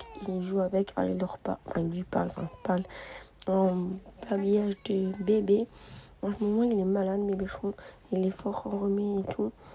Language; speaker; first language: French; native; French